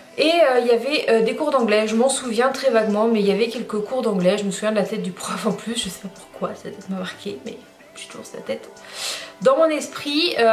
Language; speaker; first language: French; native; French